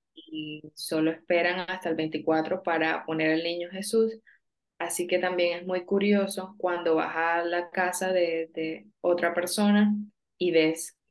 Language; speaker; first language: Spanish; native; Spanish